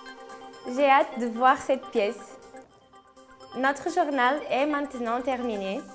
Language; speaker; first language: French; non-native, learner; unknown